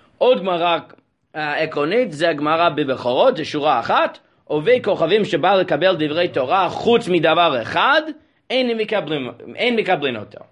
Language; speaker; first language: Hebrew; non-native, fluent; English